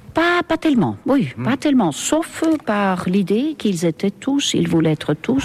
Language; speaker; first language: French; non-native, fluent; Estonian